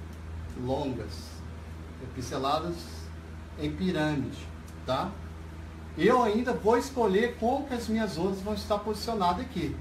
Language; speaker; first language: Portuguese; native; Portuguese